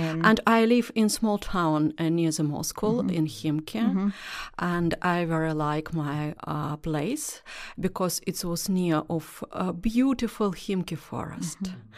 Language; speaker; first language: English; non-native, learner; Russian